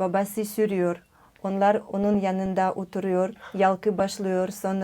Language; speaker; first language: Turkish; non-native, learner; Russian